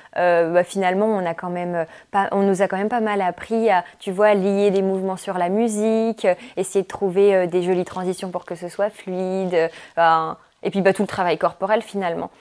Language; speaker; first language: French; native; French